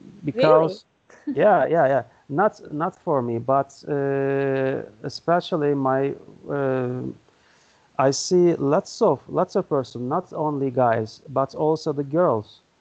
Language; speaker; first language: English; non-native, learner; Turkish